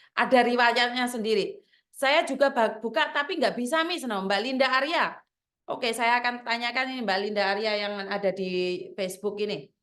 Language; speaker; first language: Indonesian; non-native, local second language; Javanese